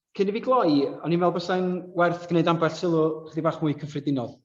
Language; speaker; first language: Welsh; native; Welsh